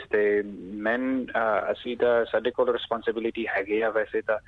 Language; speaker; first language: English; early bilingual, other home language; Punjabi